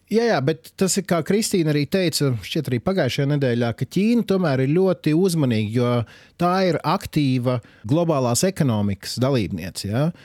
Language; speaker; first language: Latvian; native; Latvian